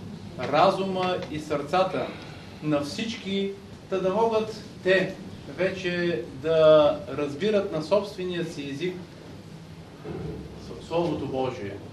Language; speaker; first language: Bulgarian; native; Bulgarian